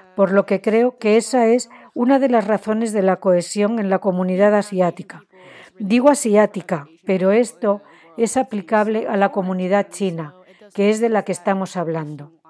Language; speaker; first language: Spanish; non-native, fluent; Chinese